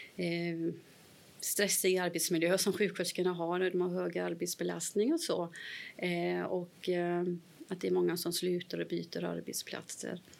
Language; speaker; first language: Swedish; native; Swedish